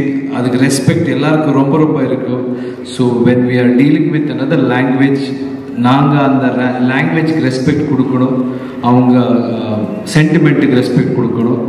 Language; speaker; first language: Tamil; non-native, learner; Kannada